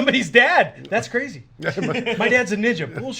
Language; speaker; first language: English; native; English